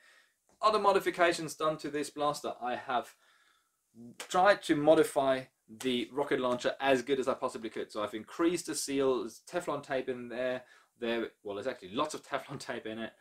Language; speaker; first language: English; non-native, fluent; German